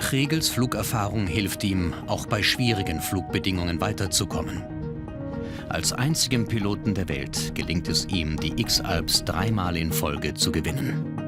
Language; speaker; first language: German; native; German